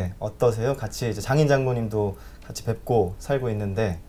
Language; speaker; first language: Korean; native; Korean